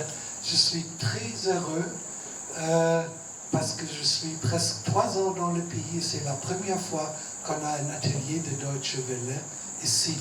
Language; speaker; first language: French; non-native, fluent; German